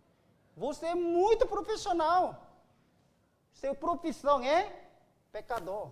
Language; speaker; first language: Portuguese; non-native, learner; Korean